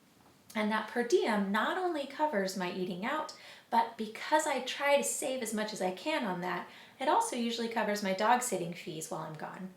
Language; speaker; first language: English; native; English